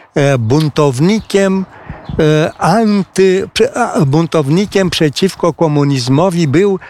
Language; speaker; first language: Polish; non-native, fluent; Romanian